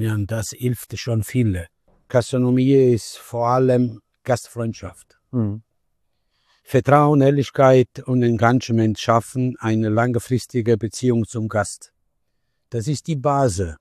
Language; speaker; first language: German; non-native, learner; Italian